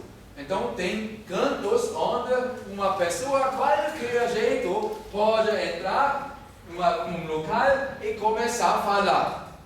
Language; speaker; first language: Portuguese; non-native, fluent; German